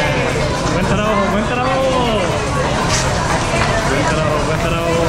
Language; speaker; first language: Spanish; non-native, learner; Japanese